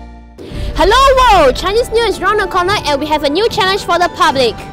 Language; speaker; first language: English; native; English